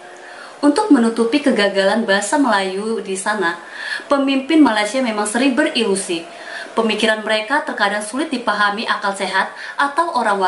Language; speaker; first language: Indonesian; native; Indonesian